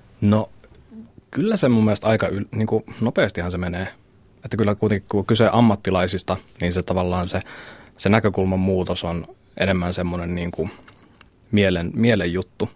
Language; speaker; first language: Finnish; native; Finnish